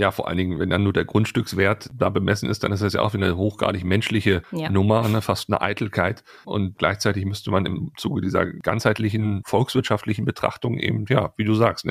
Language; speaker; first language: German; native; German